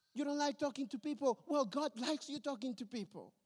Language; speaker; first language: English; non-native, fluent; Spanish